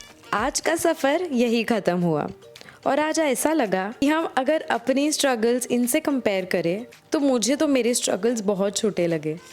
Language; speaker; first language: Hindi; native; Hindi